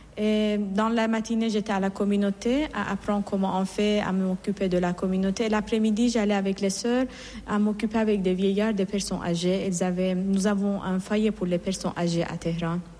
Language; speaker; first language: French; non-native, fluent; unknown